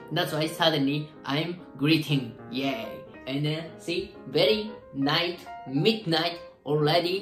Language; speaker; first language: English; non-native, learner; Japanese